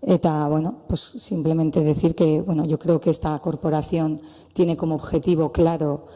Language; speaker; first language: Spanish; native; Spanish